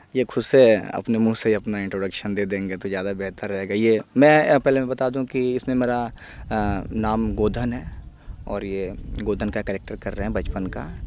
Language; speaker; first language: Hindi; native; Hindi